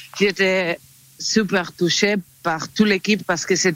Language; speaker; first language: French; non-native, learner; Spanish